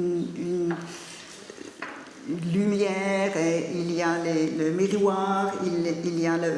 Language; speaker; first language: French; non-native, learner; German